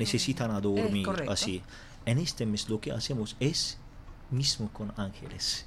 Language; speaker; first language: Spanish; non-native, learner; Turkish